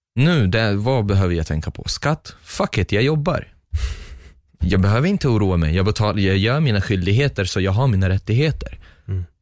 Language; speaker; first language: Swedish; non-native, fluent; Arabic